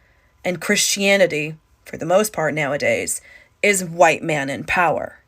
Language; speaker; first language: English; native; English